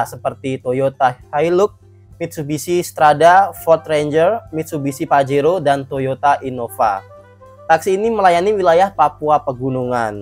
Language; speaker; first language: Indonesian; native; Indonesian